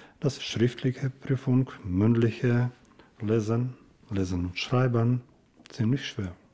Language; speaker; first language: German; non-native, learner; Ukrainian